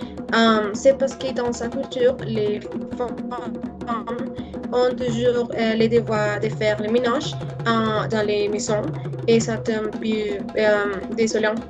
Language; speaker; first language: French; non-native, learner; Spanish